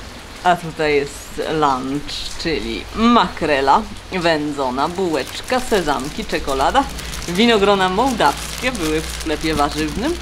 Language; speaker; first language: Polish; native; Polish